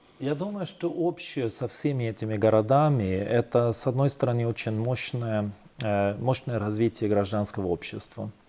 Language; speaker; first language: Russian; non-native, fluent; Swedish